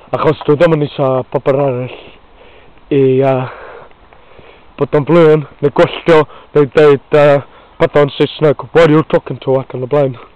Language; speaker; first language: Welsh; non-native, learner; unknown